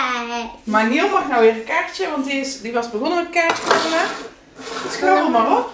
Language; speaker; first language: Dutch; native; Dutch